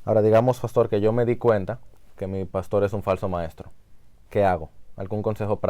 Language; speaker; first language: Spanish; native; Spanish